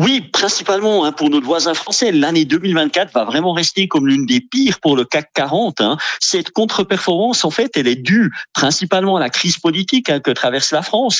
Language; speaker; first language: French; native; French